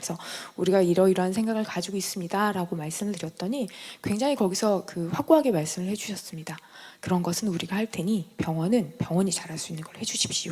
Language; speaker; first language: Korean; native; Korean